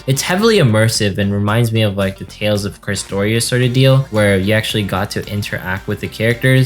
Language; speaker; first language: English; native; English